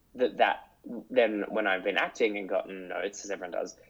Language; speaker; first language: English; native; English